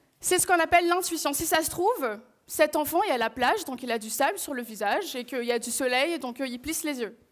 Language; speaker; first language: French; non-native, local second language; Malagasy